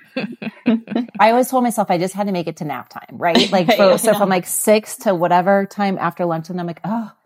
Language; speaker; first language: English; native; English